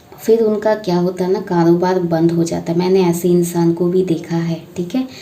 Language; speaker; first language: Hindi; non-native, local second language; Bangla